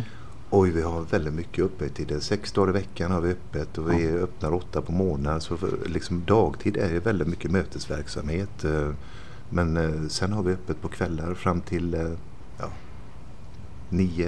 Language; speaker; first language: Swedish; native; Swedish